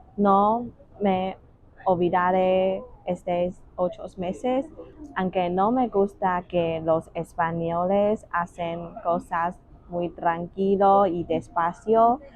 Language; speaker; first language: Spanish; non-native, learner; Chinese